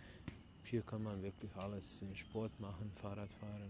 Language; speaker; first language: German; non-native, fluent; Serbian